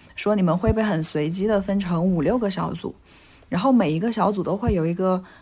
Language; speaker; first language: Chinese; native; Chinese